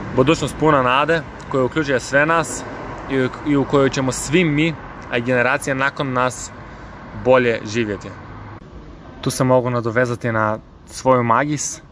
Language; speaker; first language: Croatian; early bilingual, heritage; Croatian